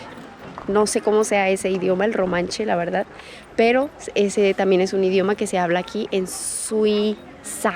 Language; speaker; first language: Spanish; native; Spanish